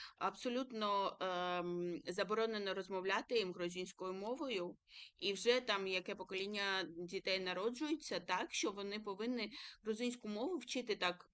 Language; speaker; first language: Ukrainian; early bilingual, other home language; Georgian